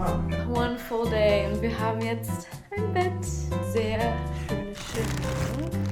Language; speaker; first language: German; non-native, fluent; English